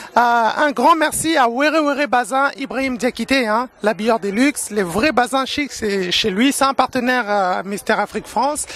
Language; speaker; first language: French; early bilingual, other home language; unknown